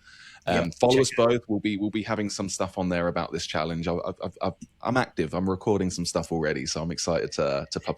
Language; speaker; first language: English; native; English